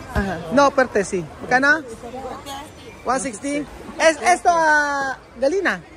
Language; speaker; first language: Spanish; non-native, learner; Filipino